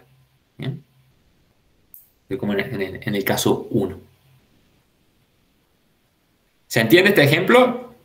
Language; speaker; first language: Spanish; native; Spanish